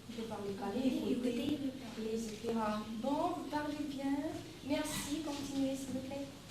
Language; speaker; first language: French; non-native, fluent; Russian